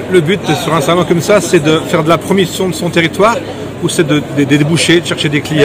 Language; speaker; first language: French; native; French